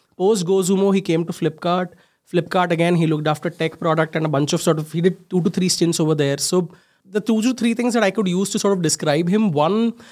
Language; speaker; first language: English; non-native, local second language; Hindi